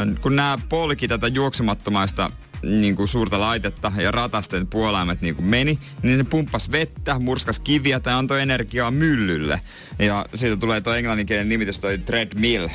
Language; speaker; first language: Finnish; native; Finnish